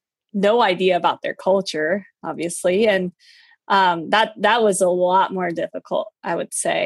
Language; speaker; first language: English; early bilingual, other home language; Korean